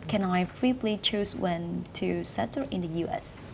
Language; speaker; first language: English; non-native, fluent; Vietnamese